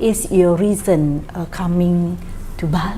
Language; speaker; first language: English; non-native, fluent; Indonesian